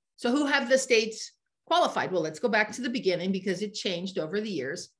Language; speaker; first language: English; native; English